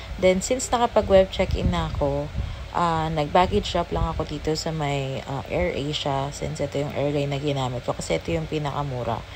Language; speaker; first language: Filipino; native; Filipino